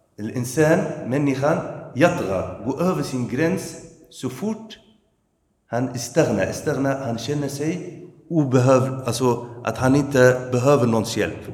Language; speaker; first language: Swedish; early bilingual, other home language; Arabic